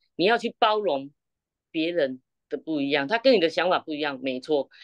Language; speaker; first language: Chinese; native; Chinese